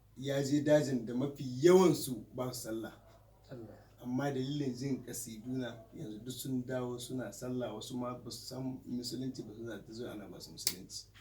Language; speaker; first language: Hausa; native; Hausa